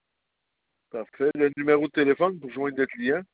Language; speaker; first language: French; native; French